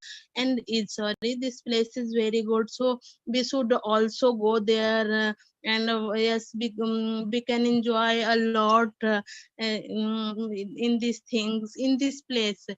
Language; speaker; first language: English; non-native, learner; Hindi